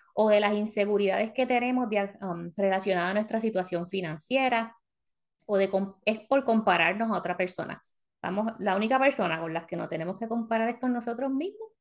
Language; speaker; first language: Spanish; early bilingual, heritage; Spanish